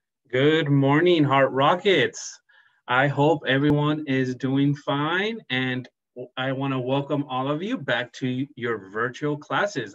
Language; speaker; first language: English; native; English